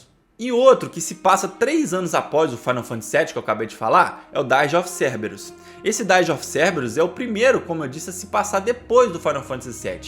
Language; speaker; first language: Portuguese; native; Portuguese